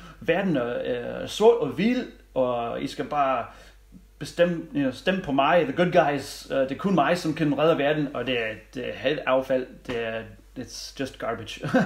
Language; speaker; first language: Danish; non-native, learner; English